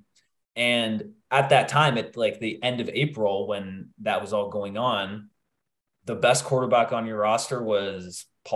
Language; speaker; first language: English; native; English